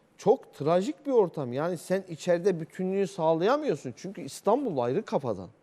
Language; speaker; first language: Turkish; native; Turkish